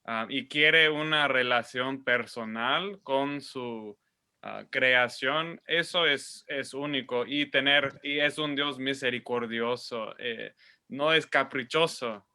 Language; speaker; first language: Spanish; non-native, fluent; English